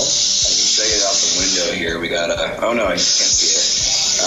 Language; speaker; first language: English; native; English